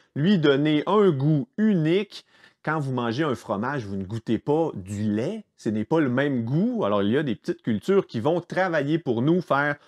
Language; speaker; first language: French; native; French